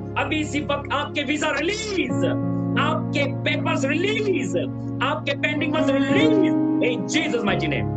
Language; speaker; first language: Hindi; native; Hindi